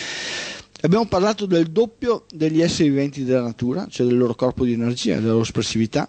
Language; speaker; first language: Italian; native; Italian